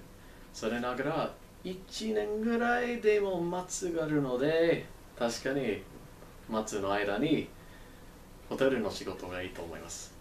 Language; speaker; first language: Japanese; non-native, learner; English